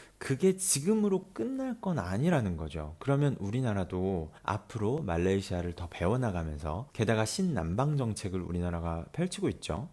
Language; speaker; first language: Korean; native; Korean